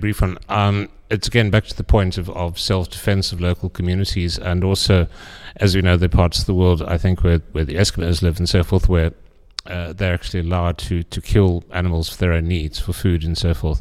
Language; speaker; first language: English; native; English